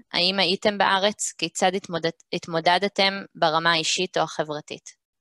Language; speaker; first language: Hebrew; native; Hebrew